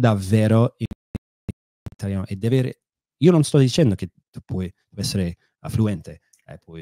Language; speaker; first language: Italian; non-native, fluent; English